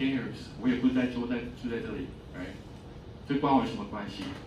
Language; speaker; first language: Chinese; non-native, fluent; English